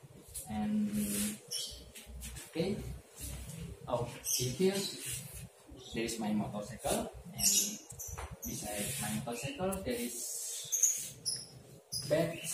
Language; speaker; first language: English; non-native, learner; Indonesian